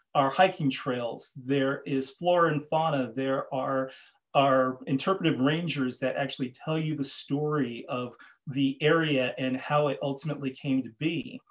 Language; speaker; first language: English; native; English